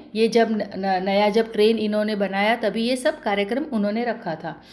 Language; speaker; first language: Hindi; non-native, local second language; Marathi